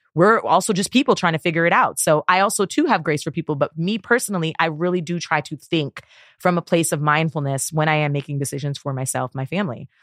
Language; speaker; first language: English; native; English